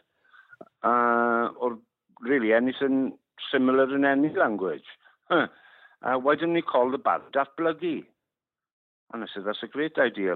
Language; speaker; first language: English; non-native, local second language; Welsh